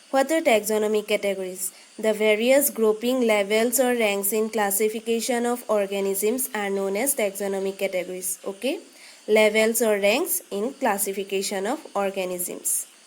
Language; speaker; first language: English; non-native, local second language; Assamese